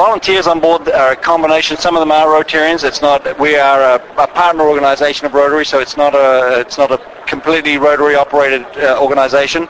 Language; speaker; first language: English; native; English